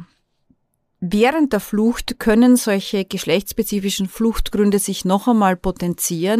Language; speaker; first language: German; native; German